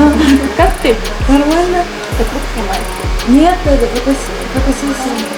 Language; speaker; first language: Russian; non-native, local second language; Kyrgyz